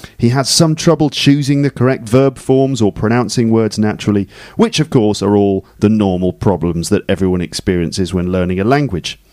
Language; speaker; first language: English; native; English